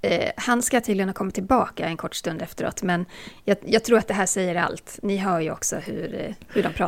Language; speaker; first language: Swedish; native; Swedish